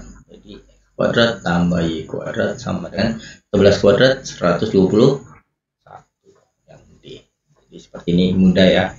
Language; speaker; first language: Indonesian; native; Indonesian